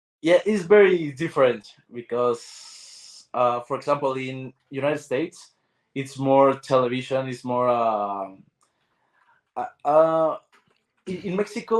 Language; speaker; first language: English; non-native, learner; Spanish